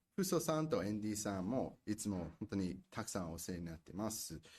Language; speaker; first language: Japanese; non-native, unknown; English